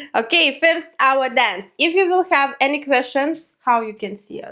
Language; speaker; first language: English; non-native, learner; Lithuanian